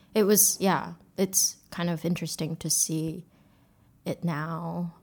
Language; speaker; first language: English; early bilingual, other home language; Korean